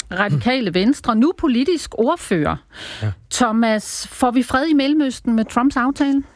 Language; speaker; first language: Danish; native; Danish